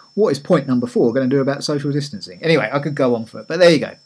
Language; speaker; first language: English; native; English